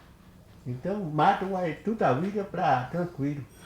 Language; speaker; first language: Portuguese; non-native, local second language; Kayapó